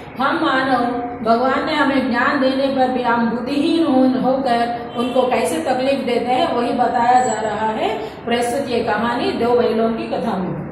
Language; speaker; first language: Hindi; non-native, local second language; Telugu